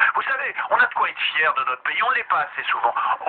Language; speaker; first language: French; native; French